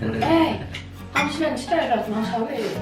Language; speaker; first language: Swedish; early bilingual, other home language; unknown